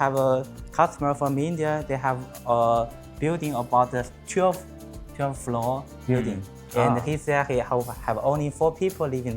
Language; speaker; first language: English; non-native, learner; Chinese